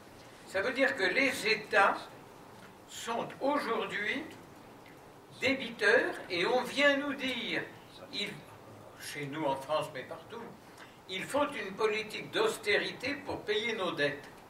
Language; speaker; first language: French; native; French